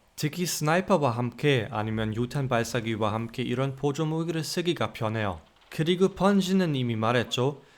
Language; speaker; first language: Korean; non-native, fluent; German